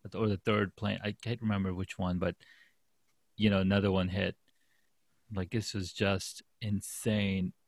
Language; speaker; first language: English; non-native, fluent; Urdu